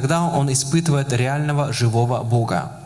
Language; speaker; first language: Russian; native; Russian